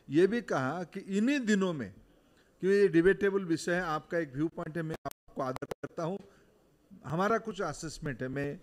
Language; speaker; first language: Hindi; non-native, local second language; Odia